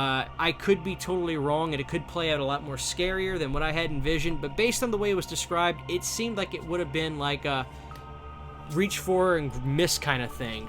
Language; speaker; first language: English; native; English